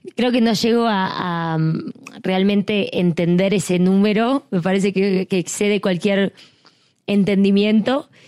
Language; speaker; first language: Spanish; native; Spanish